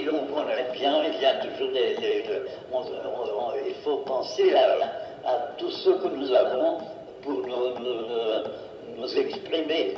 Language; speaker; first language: French; non-native, fluent; Portuguese